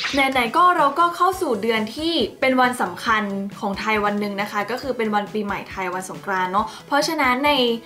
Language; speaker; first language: Thai; native; Thai